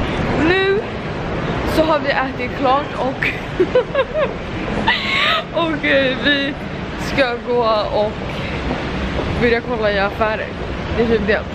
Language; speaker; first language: Swedish; native; Swedish